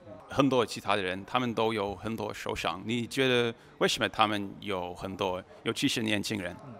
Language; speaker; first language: Chinese; non-native, learner; English